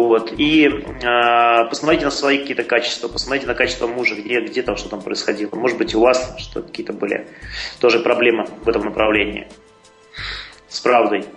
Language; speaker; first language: Russian; native; Russian